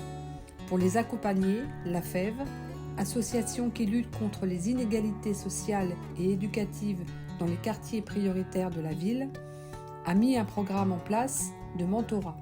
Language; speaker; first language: French; native; French